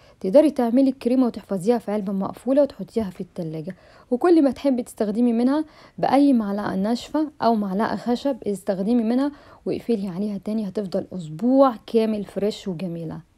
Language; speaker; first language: Arabic; native; Arabic